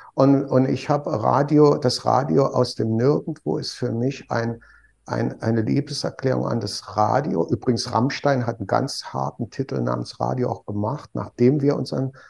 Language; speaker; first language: German; native; German